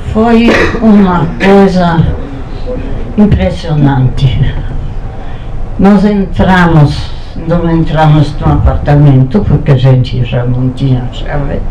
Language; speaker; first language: Portuguese; non-native, fluent; Polish